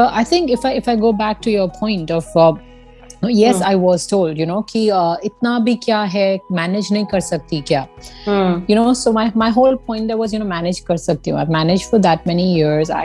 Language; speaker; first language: English; non-native, local second language; Hindi